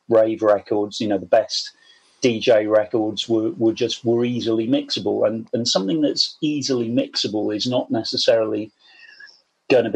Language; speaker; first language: English; native; English